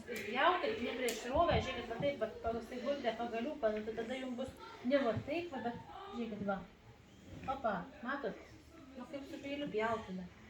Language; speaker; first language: Lithuanian; native; Lithuanian